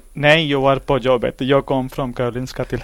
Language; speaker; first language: Swedish; non-native, learner; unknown